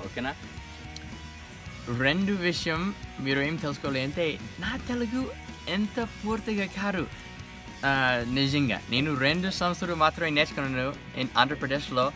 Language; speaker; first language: Telugu; non-native, learner; English